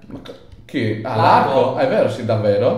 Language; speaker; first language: Italian; native; Italian